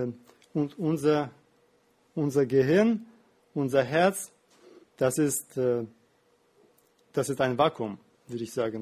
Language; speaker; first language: German; non-native, fluent; Russian